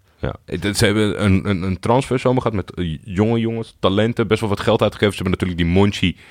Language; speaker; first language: Dutch; native; Dutch